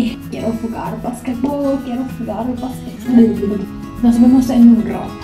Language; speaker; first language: Spanish; non-native, fluent; Japanese